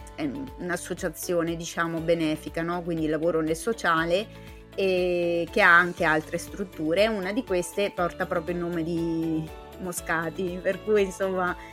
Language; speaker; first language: Italian; native; Italian